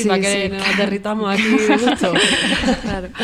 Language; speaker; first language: Spanish; native; Spanish